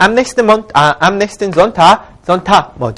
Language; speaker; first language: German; non-native, fluent; Korean